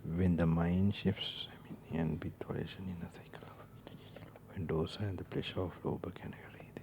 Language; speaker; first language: English; non-native, local second language; Sinhala